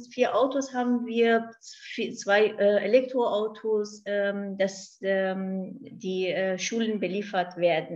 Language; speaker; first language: German; non-native, fluent; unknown